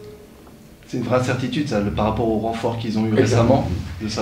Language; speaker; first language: French; native; French